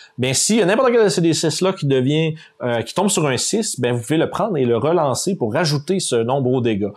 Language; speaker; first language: French; native; French